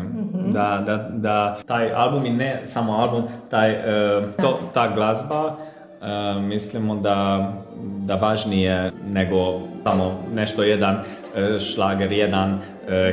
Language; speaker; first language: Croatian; non-native, local second language; Hungarian